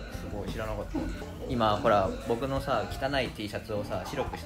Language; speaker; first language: Japanese; native; Japanese